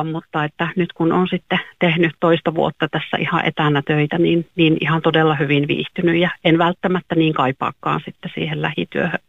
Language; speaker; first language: Finnish; native; Finnish